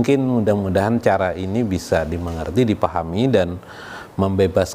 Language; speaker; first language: Indonesian; native; Indonesian